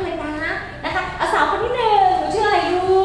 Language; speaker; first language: Thai; native; Thai